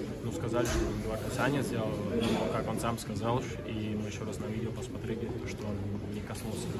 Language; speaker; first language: Russian; early bilingual, heritage; Russian